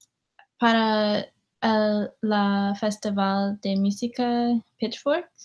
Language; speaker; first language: Spanish; non-native, learner; English